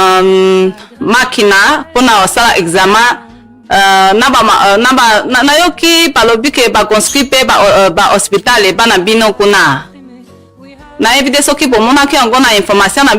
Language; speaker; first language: Lingala; non-native, fluent; Chinese